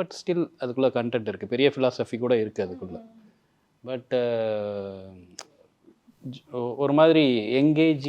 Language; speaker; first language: Tamil; native; Tamil